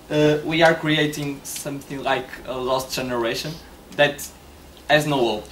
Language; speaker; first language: English; non-native, learner; Portuguese